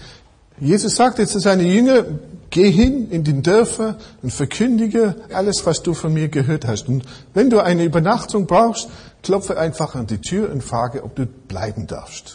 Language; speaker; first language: German; non-native, fluent; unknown